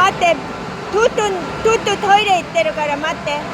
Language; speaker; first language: Japanese; non-native, learner; Mongolian